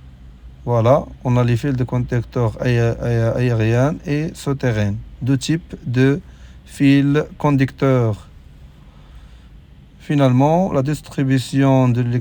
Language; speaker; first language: French; non-native, local second language; Arabic